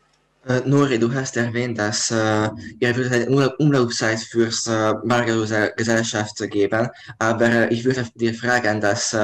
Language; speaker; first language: German; non-native, learner; Hungarian